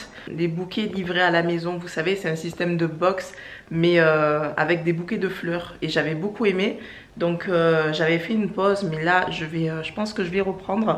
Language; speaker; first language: French; native; French